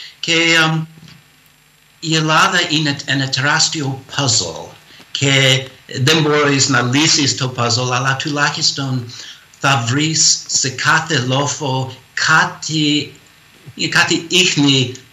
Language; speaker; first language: Greek; non-native, fluent; English